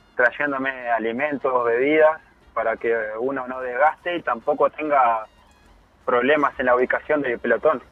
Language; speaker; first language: Spanish; native; Spanish